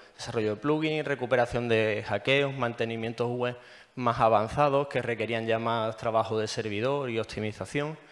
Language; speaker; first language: Spanish; native; Spanish